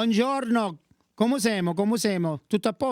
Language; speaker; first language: Italian; non-native, learner; English